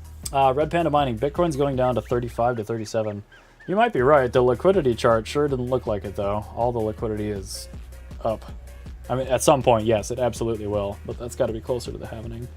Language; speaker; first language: English; native; English